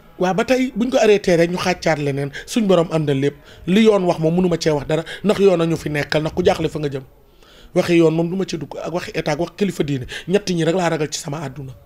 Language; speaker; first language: Wolof; native; Wolof